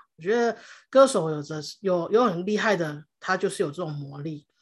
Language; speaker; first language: Chinese; non-native, local second language; Hakka Chinese